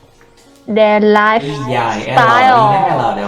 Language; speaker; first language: English; non-native, learner; Vietnamese